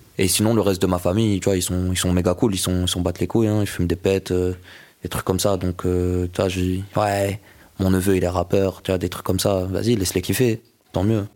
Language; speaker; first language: French; non-native, local second language; Arabic